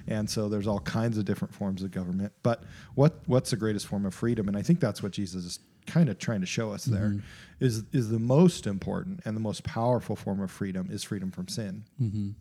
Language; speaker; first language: English; native; English